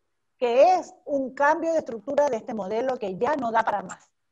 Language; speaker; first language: Spanish; native; Spanish